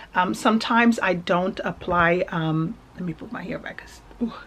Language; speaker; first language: English; early bilingual, other home language; Portuguese